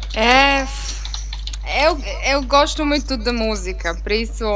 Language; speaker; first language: Portuguese; non-native, learner; Italian